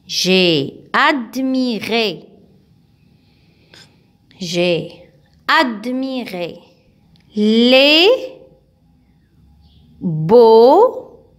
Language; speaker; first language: French; non-native, local second language; Arabic